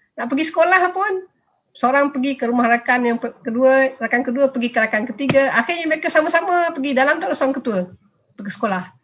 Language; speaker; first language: Malay; native; Malay